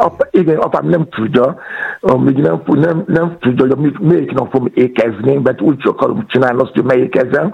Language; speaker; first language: Hungarian; non-native, learner; Yoruba